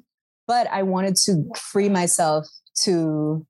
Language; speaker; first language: English; early bilingual, other home language; Arabic